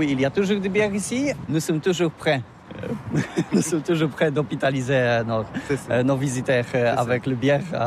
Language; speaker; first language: French; non-native, learner; Polish